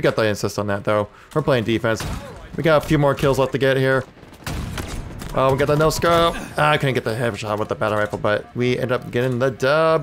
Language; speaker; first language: English; native; English